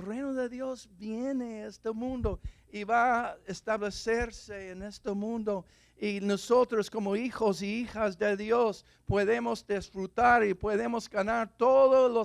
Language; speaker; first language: Spanish; non-native, fluent; English